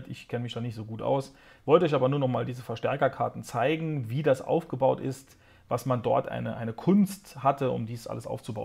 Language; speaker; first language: German; native; German